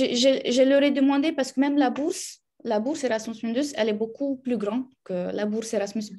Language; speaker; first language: French; non-native, fluent; Romanian